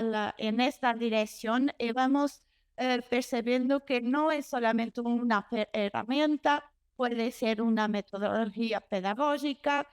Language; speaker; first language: Spanish; non-native, learner; Portuguese